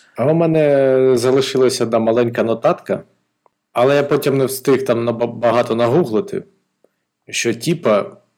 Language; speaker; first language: Ukrainian; non-native, local second language; Russian